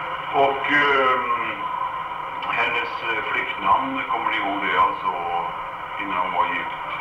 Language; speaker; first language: Swedish; non-native, fluent; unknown